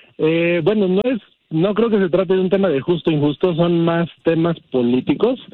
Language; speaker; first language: Spanish; early bilingual, heritage; Spanish